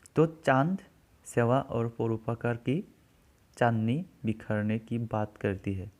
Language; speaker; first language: Hindi; non-native, local second language; Assamese